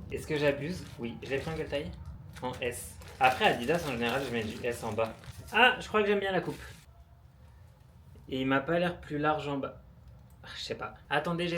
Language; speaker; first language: French; native; French